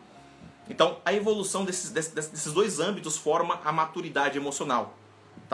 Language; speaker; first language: Portuguese; native; Portuguese